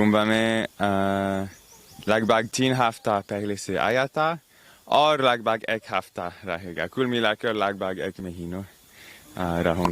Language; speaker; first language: Hindi; non-native, learner; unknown